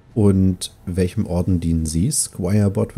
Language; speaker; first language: German; native; German